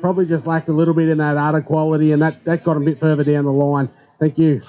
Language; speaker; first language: English; native; English